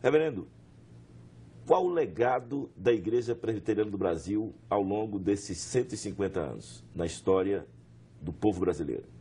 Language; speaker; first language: Portuguese; native; Portuguese